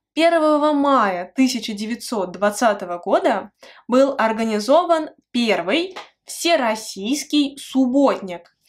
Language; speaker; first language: Russian; native; Russian